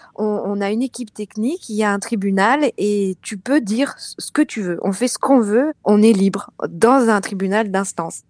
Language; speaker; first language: French; native; French